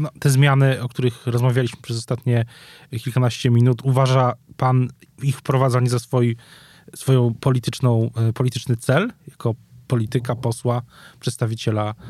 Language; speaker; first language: Polish; native; Polish